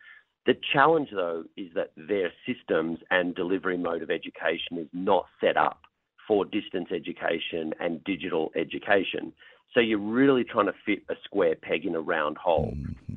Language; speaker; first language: English; native; English